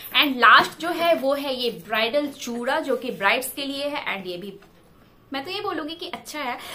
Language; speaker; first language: Hindi; native; Hindi